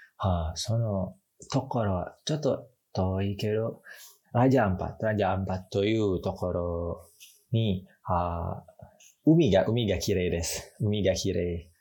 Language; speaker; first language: Japanese; non-native, learner; Indonesian